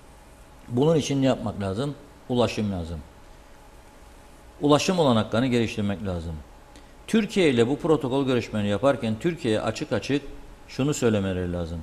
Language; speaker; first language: Turkish; native; Turkish